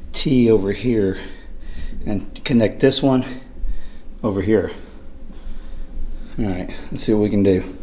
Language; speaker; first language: English; native; English